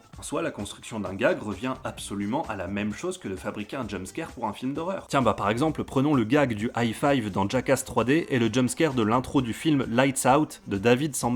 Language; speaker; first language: French; native; French